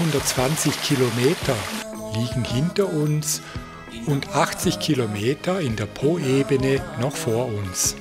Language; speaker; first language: German; native; German